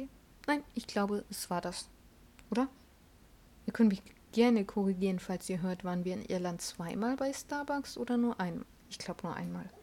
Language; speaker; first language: German; native; German